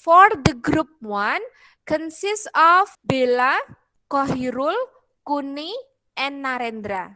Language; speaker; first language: English; non-native, fluent; Indonesian